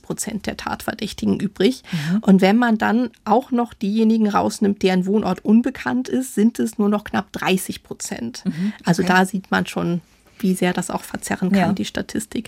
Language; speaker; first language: German; native; German